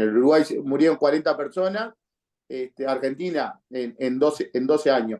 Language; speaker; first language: Spanish; native; Spanish